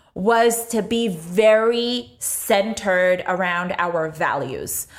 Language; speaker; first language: English; non-native, local second language; Urdu